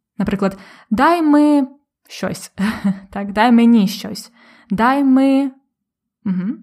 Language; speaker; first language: Ukrainian; native; Ukrainian